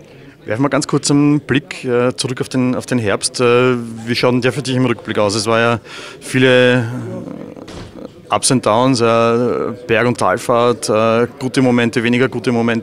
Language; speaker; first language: German; native; German